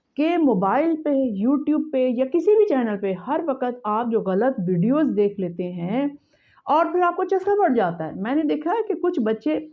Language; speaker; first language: Urdu; native; Urdu